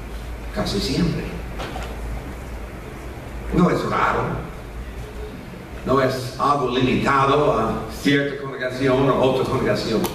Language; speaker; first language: Spanish; non-native, fluent; English